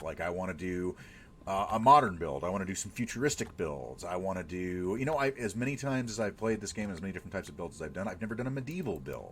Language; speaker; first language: English; native; English